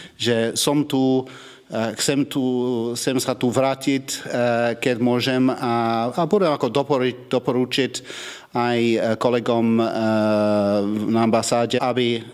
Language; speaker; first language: Slovak; non-native, learner; English